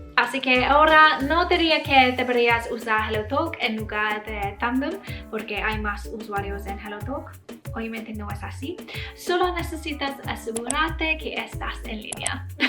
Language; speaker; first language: Spanish; non-native, learner; English